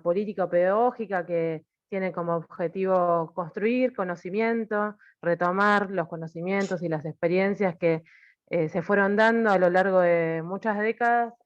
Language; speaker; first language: Spanish; native; Spanish